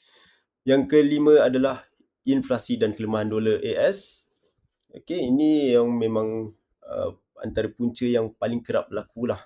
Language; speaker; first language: Malay; native; Malay